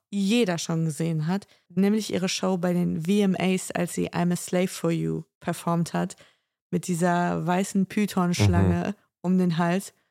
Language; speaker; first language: German; native; German